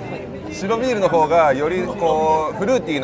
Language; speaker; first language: Japanese; native; Japanese